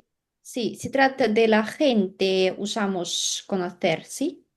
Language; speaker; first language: Spanish; non-native, learner; Russian